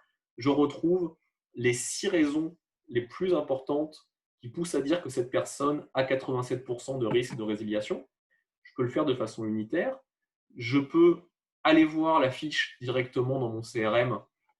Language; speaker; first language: French; native; French